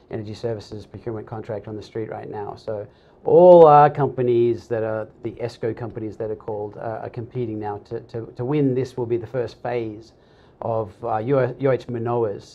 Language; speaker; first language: English; native; English